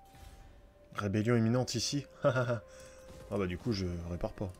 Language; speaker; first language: French; native; French